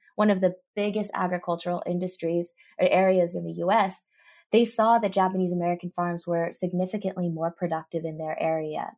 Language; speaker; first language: English; early bilingual, other home language; Japanese